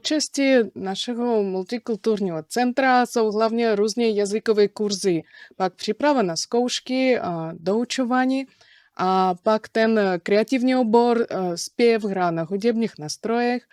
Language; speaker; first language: Czech; non-native, fluent; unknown